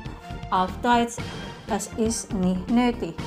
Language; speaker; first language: German; non-native, fluent; Indonesian